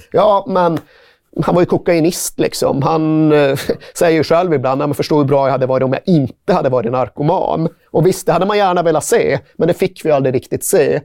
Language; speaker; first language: Swedish; native; Swedish